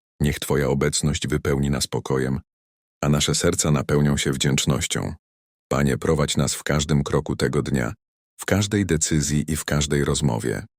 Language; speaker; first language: Polish; native; Polish